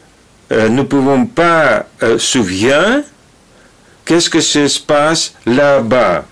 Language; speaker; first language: French; non-native, learner; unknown